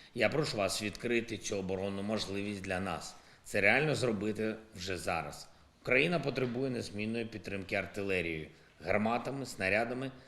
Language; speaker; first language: Ukrainian; non-native, local second language; Russian